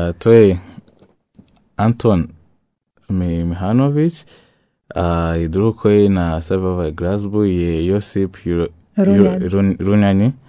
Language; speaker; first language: Croatian; non-native, learner; French